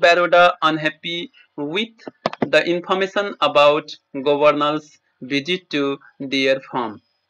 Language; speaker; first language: English; non-native, local second language; Nepali